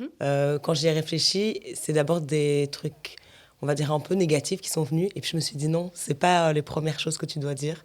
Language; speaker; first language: French; native; French